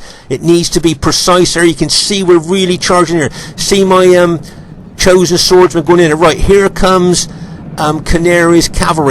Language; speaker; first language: English; native; English